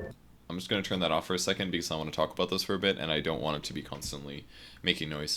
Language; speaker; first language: English; native; English